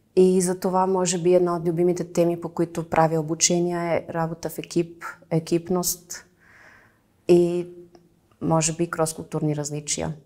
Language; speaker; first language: Bulgarian; early bilingual, heritage; Bulgarian